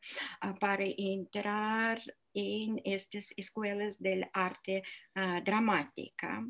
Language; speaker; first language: Spanish; non-native, fluent; Russian